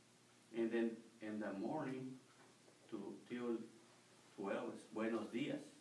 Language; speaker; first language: English; non-native, learner; Spanish